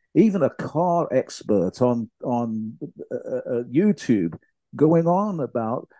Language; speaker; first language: English; native; English